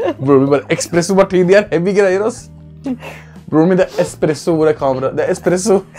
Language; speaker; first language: Norwegian; early bilingual, other home language; Urdu